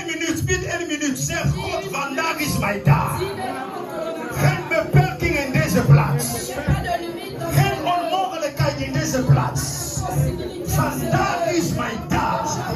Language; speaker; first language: Dutch; non-native, fluent; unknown